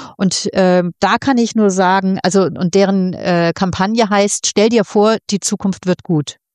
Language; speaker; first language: German; native; German